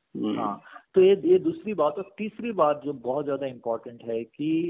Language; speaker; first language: Hindi; native; Hindi